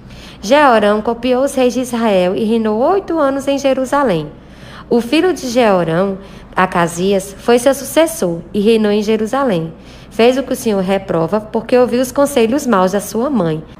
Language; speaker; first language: Portuguese; native; Portuguese